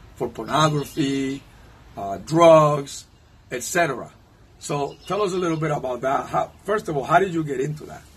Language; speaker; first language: English; non-native, fluent; Spanish